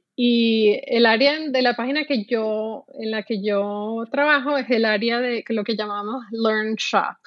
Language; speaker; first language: Spanish; native; Spanish